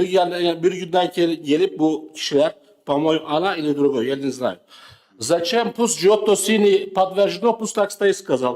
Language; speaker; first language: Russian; non-native, learner; Turkish